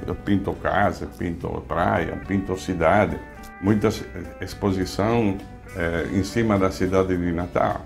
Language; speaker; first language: Portuguese; non-native, fluent; Italian